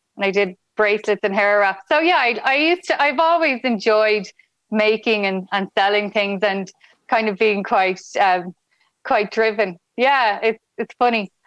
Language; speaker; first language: English; native; English